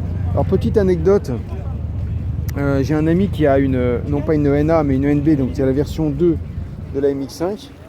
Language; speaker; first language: French; native; French